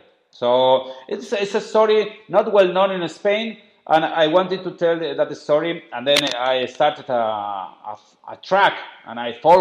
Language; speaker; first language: English; non-native, fluent; Spanish